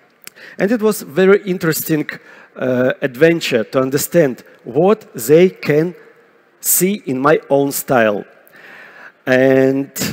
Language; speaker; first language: English; non-native, fluent; Russian